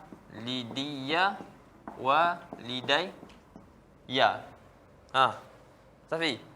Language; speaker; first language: Arabic; non-native, fluent; Malay